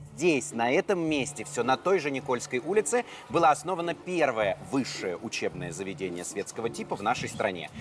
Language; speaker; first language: Russian; native; Russian